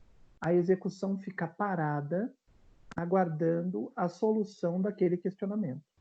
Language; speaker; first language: Portuguese; native; Portuguese